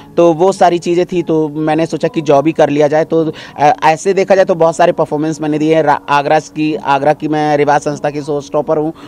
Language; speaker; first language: Hindi; native; Hindi